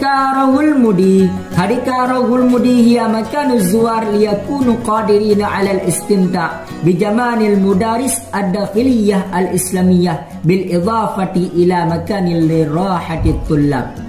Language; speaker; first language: Arabic; non-native, learner; Indonesian